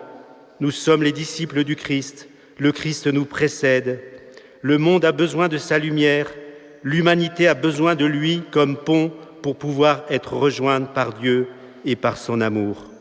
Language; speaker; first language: French; native; French